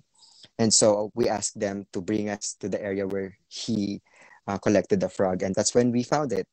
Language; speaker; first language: English; non-native, local second language; Cebuano